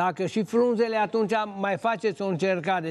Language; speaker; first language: Romanian; native; Romanian